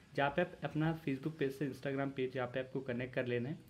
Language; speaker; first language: Hindi; non-native, local second language; Marathi